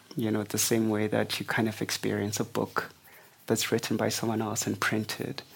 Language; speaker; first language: English; non-native, local second language; Xhosa